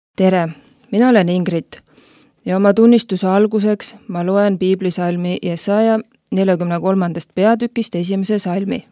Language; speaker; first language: Estonian; native; Estonian